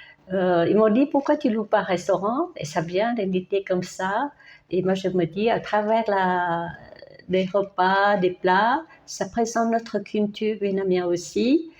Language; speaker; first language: French; non-native, learner; Vietnamese